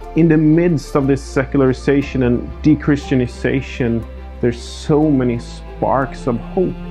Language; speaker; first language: English; non-native, fluent; Swedish